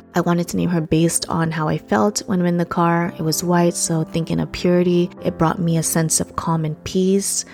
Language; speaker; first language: English; early bilingual, other home language; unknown